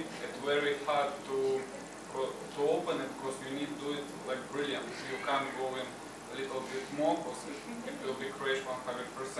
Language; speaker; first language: English; non-native, learner; Russian